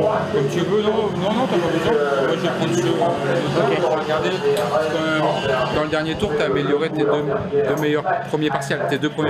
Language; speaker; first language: French; native; French